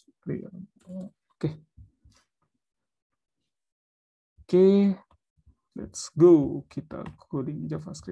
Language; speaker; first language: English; non-native, fluent; Indonesian